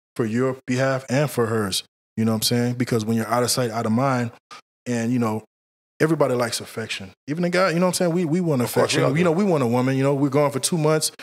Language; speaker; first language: English; native; English